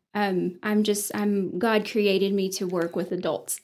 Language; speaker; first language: English; native; English